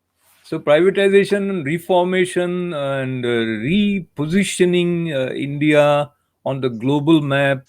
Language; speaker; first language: English; non-native, local second language; Hindi